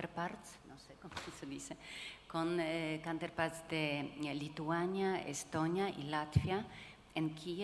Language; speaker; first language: Spanish; non-native, fluent; Polish